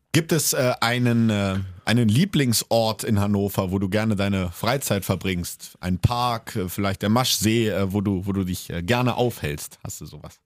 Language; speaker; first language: German; native; German